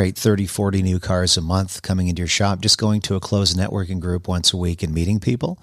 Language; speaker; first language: English; native; English